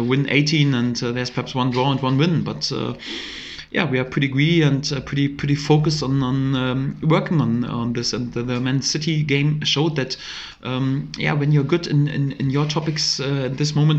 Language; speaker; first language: English; non-native, fluent; German